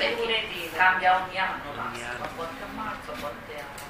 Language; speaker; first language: Italian; native; Italian